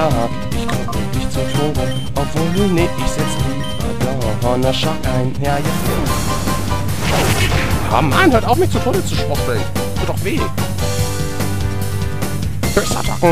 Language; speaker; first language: German; native; German